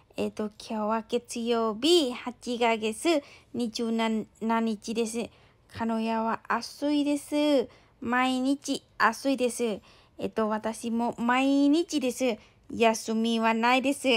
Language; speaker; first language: Japanese; non-native, learner; Thai